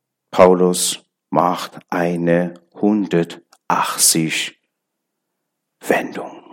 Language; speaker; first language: German; non-native, learner; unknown